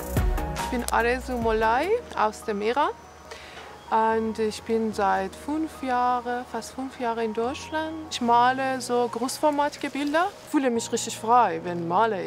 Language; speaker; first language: German; non-native, learner; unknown